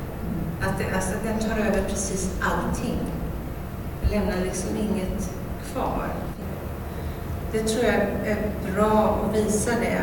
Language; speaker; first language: Swedish; native; Swedish